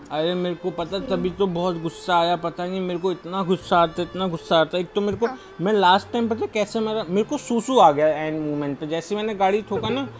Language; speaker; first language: Hindi; native; Hindi